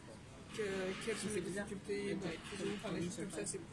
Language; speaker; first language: French; native; French